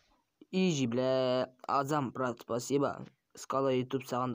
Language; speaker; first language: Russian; non-native, local second language; Kazakh